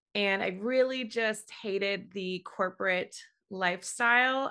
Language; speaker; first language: English; native; English